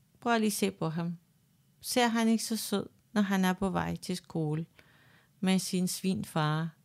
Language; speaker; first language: Danish; non-native, fluent; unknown